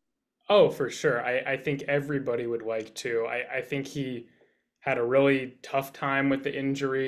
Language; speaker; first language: English; native; English